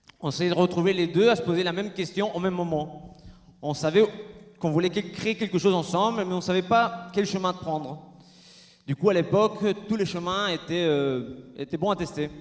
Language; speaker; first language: French; non-native, fluent; Spanish